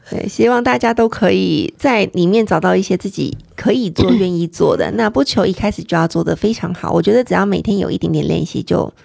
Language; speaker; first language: Chinese; native; Chinese